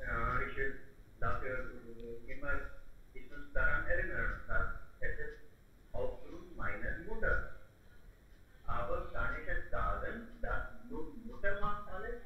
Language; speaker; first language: German; non-native, learner; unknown